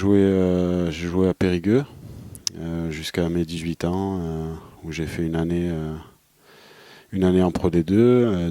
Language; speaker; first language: French; native; French